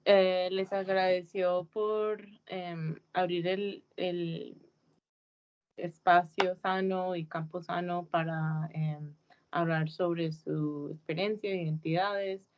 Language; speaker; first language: Spanish; early bilingual, heritage; English